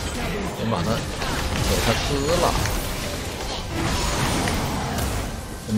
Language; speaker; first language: Chinese; native; Chinese